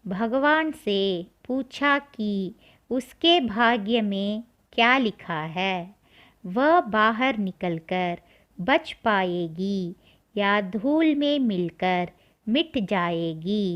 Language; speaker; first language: Hindi; non-native, local second language; Tamil